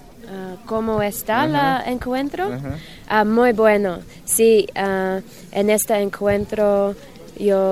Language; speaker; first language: Spanish; non-native, learner; English